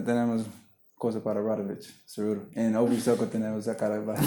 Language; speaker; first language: Spanish; non-native, learner; English